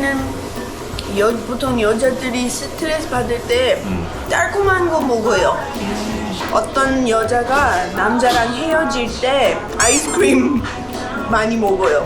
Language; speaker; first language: Korean; non-native, learner; English